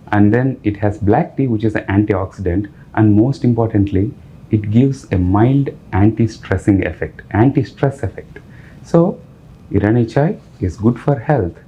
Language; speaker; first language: English; non-native, local second language; Telugu